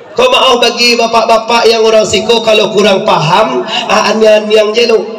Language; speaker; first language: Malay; non-native, local second language; Minangkabau